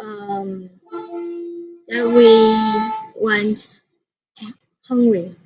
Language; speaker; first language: English; non-native, learner; Vietnamese